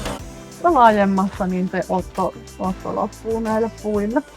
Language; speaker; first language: Finnish; native; Finnish